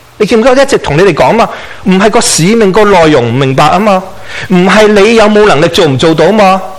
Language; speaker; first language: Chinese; non-native, local second language; Cantonese